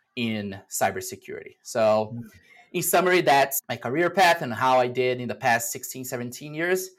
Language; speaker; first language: English; non-native, fluent; Portuguese